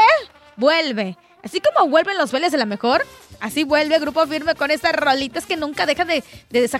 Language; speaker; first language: Spanish; native; Spanish